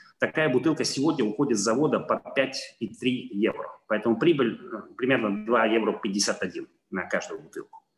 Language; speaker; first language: Russian; non-native, fluent; Italian